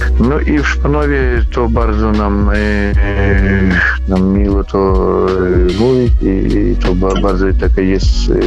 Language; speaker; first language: Polish; non-native, learner; Ukrainian